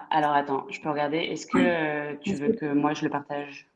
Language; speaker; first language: French; native; French